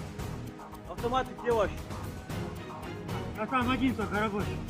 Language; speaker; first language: Russian; native; Russian